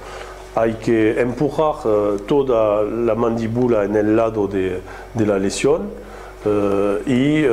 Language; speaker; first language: Spanish; non-native, fluent; French